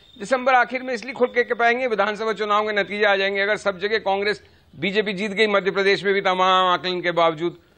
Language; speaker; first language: Hindi; native; Hindi